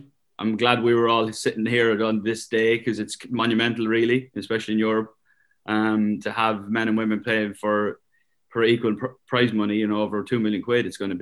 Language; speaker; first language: English; native; English